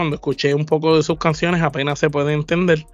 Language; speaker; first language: Spanish; native; Spanish